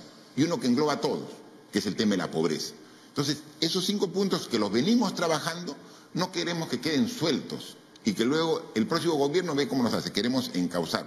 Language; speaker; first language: Spanish; native; Spanish